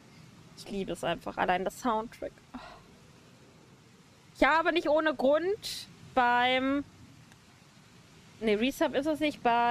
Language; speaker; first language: German; native; German